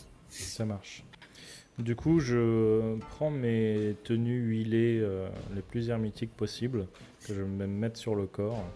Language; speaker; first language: French; native; French